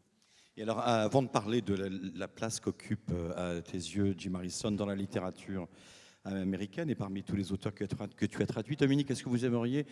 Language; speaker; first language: French; native; French